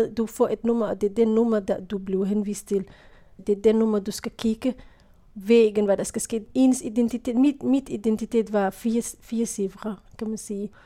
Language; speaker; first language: Danish; non-native, fluent; Somali